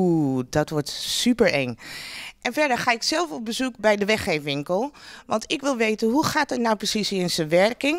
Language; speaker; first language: Dutch; native; Dutch